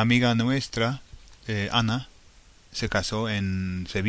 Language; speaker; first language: Spanish; non-native, fluent; English